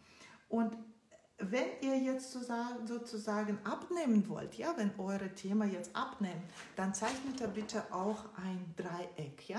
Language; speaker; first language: German; non-native, fluent; Russian